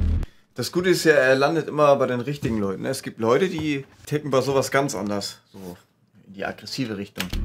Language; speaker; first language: German; native; German